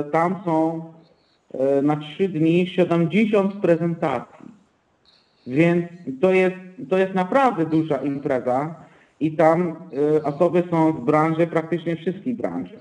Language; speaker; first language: Polish; non-native, fluent; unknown